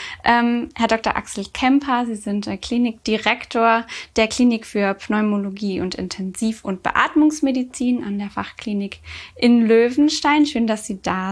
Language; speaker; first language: German; native; German